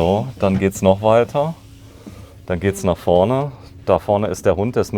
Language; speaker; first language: German; native; German